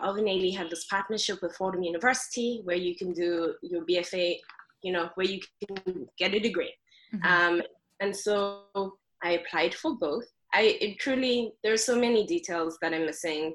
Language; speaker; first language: English; non-native, local second language; Xhosa